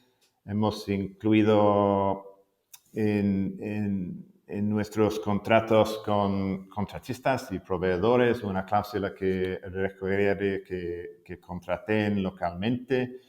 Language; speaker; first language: Spanish; non-native, fluent; English